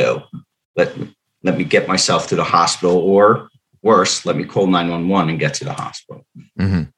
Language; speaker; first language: English; non-native, fluent; Dutch